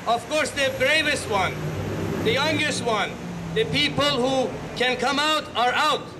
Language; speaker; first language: English; non-native, fluent; Persian